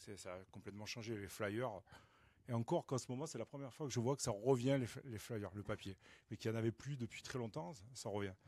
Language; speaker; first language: French; native; French